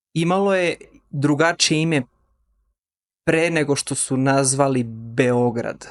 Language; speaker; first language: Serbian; early bilingual, heritage; Serbian